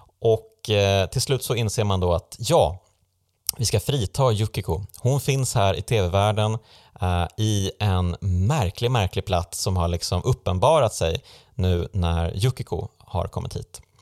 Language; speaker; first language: Swedish; native; Swedish